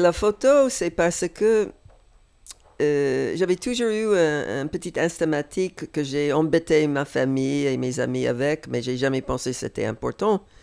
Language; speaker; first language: French; non-native, fluent; English